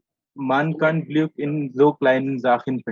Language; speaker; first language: German; non-native, learner; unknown